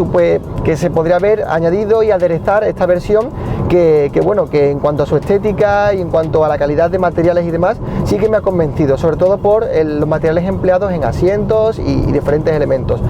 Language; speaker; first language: Spanish; native; Spanish